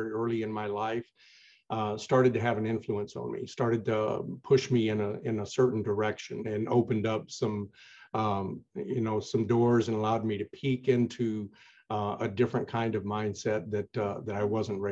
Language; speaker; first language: English; native; English